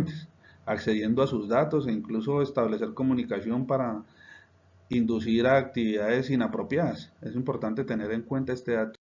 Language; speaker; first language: Spanish; native; Spanish